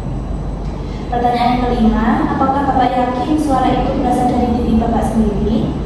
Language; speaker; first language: Indonesian; native; Indonesian